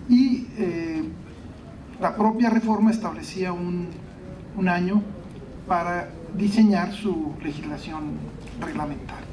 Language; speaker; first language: Spanish; native; Spanish